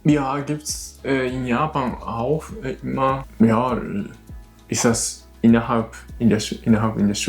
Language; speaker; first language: German; non-native, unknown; Japanese